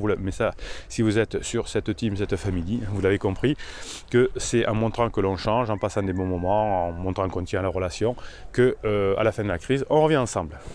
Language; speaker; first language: French; native; French